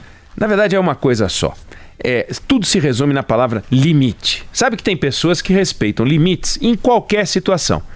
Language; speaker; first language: Portuguese; native; Portuguese